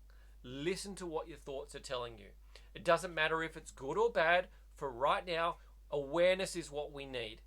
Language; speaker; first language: English; native; English